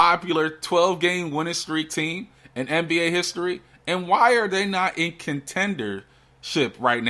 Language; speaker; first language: English; native; English